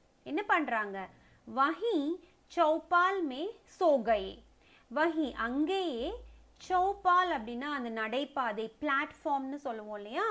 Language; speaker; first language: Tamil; native; Tamil